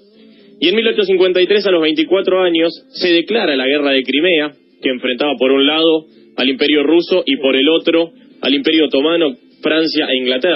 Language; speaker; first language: Spanish; native; Spanish